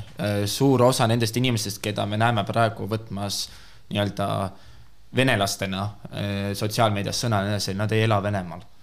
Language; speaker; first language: Estonian; native; Estonian